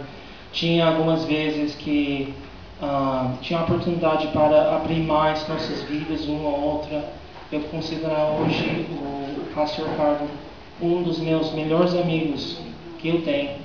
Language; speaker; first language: Portuguese; non-native, fluent; English